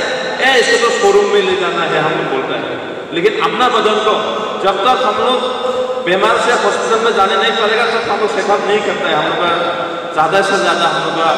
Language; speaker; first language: Hindi; non-native, local second language; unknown